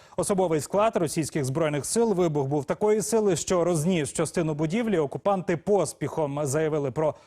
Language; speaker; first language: Ukrainian; native; Ukrainian